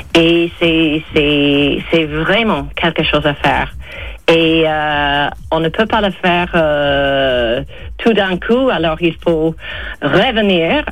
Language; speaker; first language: French; non-native, fluent; English